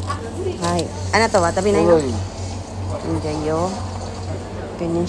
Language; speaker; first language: Japanese; non-native, learner; Filipino